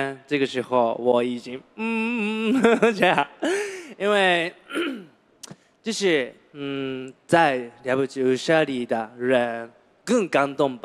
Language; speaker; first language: Chinese; non-native, learner; Japanese